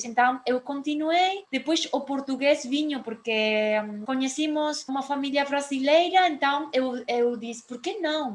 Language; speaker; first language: Portuguese; non-native, fluent; Spanish